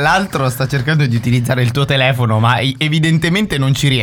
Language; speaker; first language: Italian; native; Italian